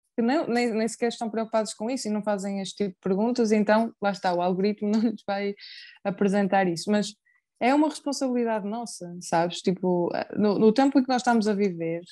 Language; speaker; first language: Portuguese; native; Portuguese